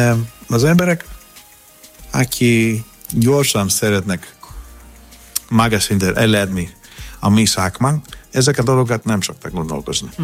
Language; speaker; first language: Hungarian; non-native, fluent; Greek